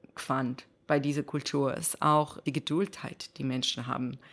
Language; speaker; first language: German; non-native, fluent; Hebrew